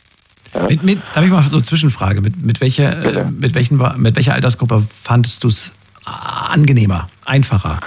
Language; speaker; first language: German; native; German